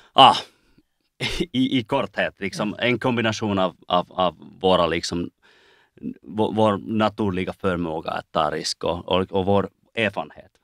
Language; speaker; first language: Swedish; non-native, local second language; Finnish